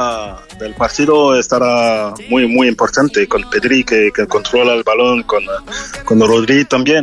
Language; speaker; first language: Spanish; non-native, fluent; French